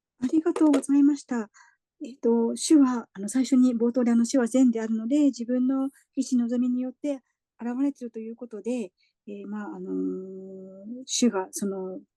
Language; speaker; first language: Japanese; native; Japanese